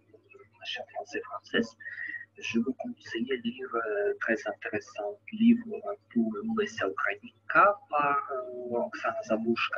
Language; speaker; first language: French; non-native, learner; Ukrainian